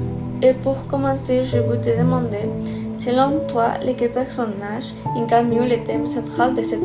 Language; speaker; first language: French; non-native, fluent; Spanish